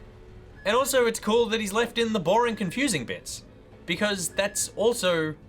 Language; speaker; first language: English; native; English